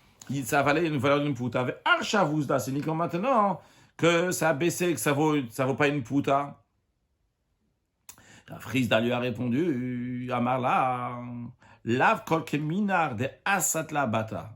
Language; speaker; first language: French; native; French